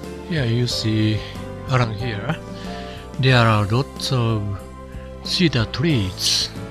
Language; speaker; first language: English; non-native, fluent; Japanese